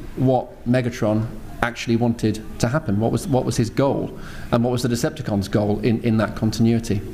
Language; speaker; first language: English; native; English